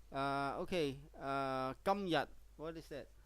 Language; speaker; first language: English; non-native, local second language; Cantonese